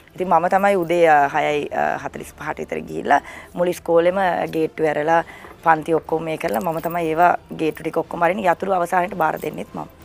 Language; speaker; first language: Sinhala; native; Sinhala